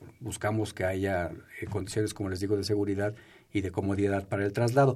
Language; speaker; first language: Spanish; native; Spanish